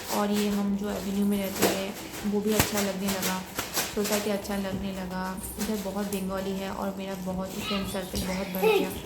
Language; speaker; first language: Hindi; non-native, local second language; Bangla